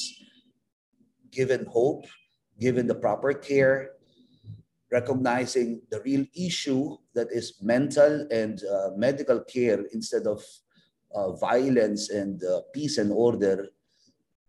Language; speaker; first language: English; non-native, local second language; Filipino